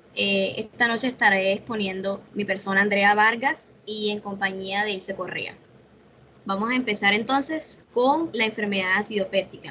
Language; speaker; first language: Spanish; native; Spanish